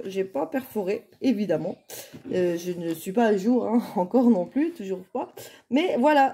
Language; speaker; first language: French; native; French